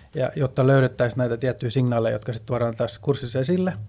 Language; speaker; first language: Finnish; early bilingual, heritage; Finnish